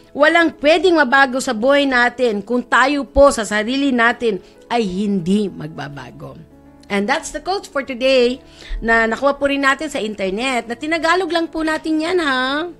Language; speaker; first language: Filipino; native; Filipino